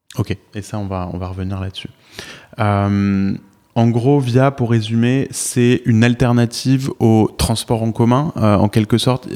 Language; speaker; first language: French; native; French